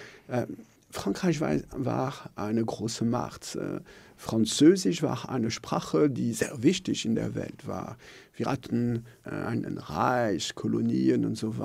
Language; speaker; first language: German; non-native, local second language; French